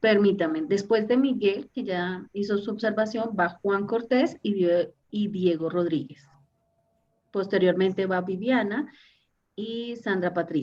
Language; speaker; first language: Spanish; native; Spanish